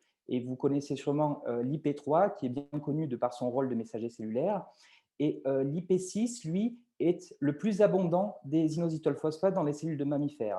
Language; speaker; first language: French; native; French